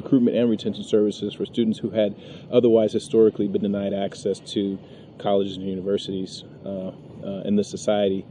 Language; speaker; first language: English; native; English